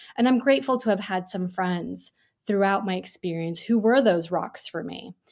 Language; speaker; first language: English; early bilingual, other home language; Gujarati